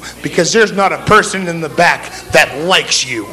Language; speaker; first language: English; native; English